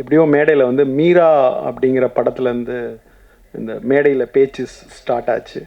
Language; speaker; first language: Tamil; native; Tamil